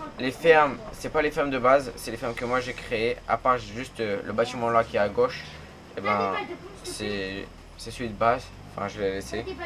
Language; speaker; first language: French; native; French